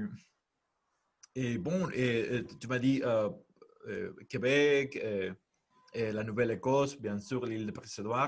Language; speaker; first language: French; non-native, fluent; Spanish